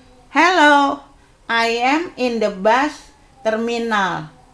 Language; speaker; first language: English; non-native, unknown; Indonesian